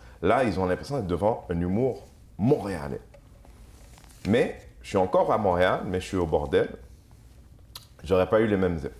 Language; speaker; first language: French; early bilingual, other home language; Haitian Creole